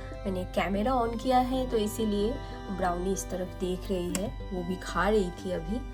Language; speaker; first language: Hindi; non-native, local second language; Bangla